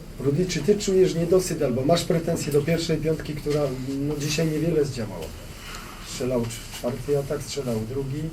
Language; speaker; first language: Polish; native; Polish